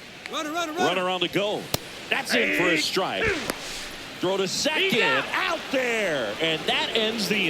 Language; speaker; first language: English; native; English